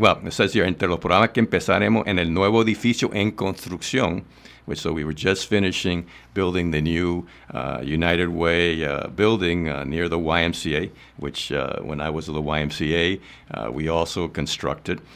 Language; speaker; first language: English; non-native, local second language; Spanish